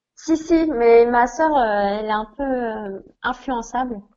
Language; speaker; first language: French; native; French